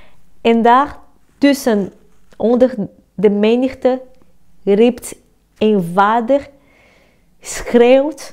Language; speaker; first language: Dutch; non-native, fluent; Portuguese